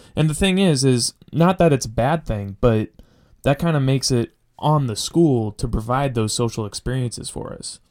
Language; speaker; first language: English; native; English